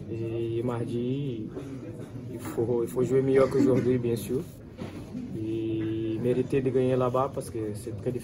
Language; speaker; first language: French; non-native, fluent; Portuguese